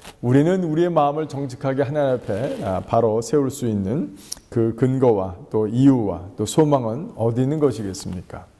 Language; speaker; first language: Korean; native; Korean